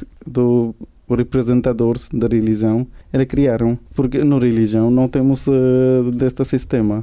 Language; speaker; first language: Portuguese; non-native, learner; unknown